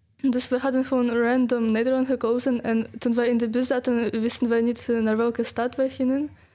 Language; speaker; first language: Dutch; non-native, fluent; Ukrainian